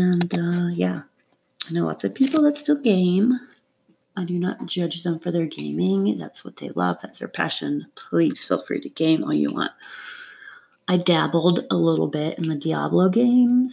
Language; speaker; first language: English; native; English